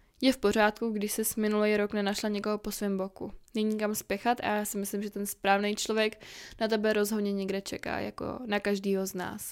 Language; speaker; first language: Czech; native; Czech